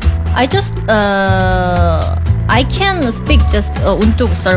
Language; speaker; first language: English; non-native, learner; Korean